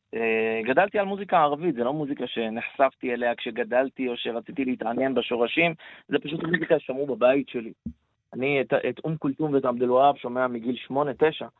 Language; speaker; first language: Hebrew; early bilingual, other home language; Arabic